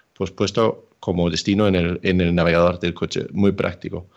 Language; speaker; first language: Spanish; non-native, fluent; Danish